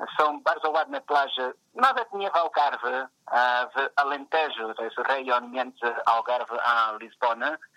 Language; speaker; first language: Polish; non-native, fluent; Portuguese